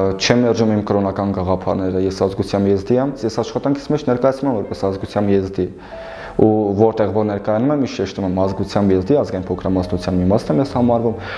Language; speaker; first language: Armenian; non-native, local second language; Kurdish